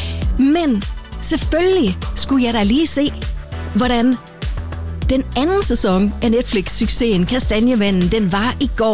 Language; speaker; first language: Danish; native; Danish